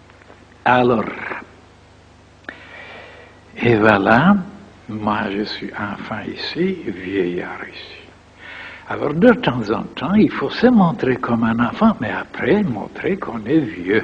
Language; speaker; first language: French; non-native, fluent; Bulgarian